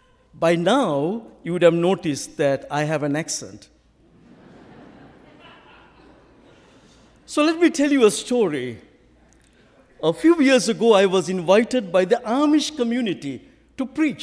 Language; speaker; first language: English; non-native, local second language; Sinhala